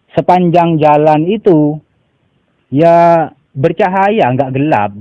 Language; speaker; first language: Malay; non-native, local second language; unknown